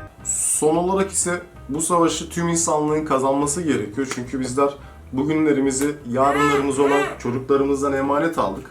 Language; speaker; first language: Turkish; native; Turkish